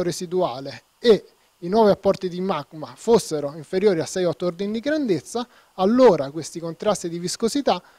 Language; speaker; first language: Italian; native; Italian